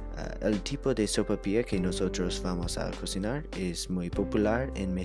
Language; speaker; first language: Spanish; non-native, learner; English